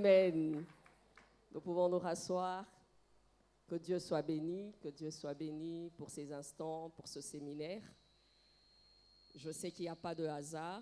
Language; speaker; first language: French; non-native, local second language; Lingala